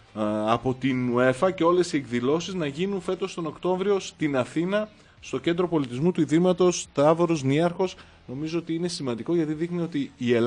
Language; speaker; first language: Greek; native; Greek